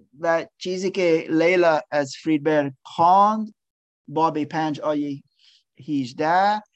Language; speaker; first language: Persian; non-native, learner; English